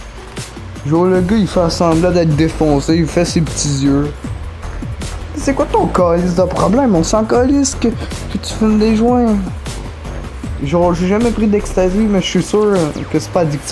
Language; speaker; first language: French; native; French